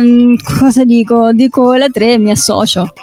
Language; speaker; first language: Italian; native; Italian